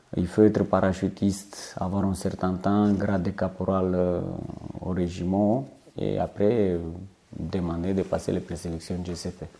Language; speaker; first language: French; non-native, fluent; Romanian